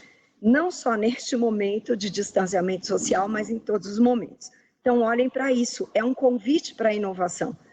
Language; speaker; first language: Portuguese; native; Portuguese